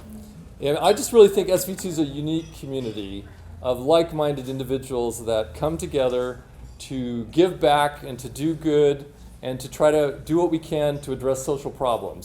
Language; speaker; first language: English; native; English